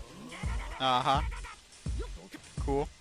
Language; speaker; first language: English; native; English